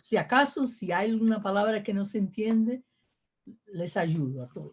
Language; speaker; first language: Spanish; non-native, fluent; Portuguese